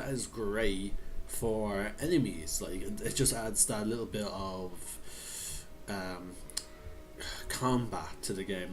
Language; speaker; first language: English; native; English